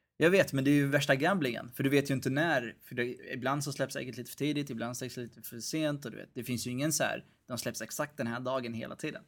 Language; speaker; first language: Swedish; early bilingual, other home language; Arabic